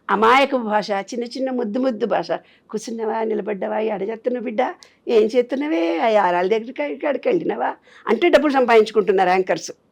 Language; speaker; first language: Telugu; native; Telugu